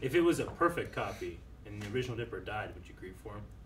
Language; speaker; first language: English; native; English